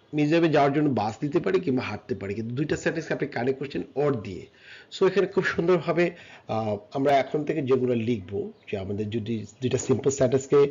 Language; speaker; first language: Bangla; native; Bangla